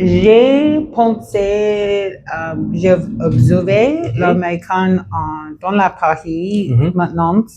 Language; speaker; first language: French; non-native, learner; English